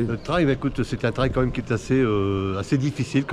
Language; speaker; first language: French; native; French